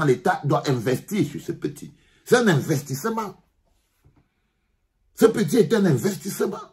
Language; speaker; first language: French; native; French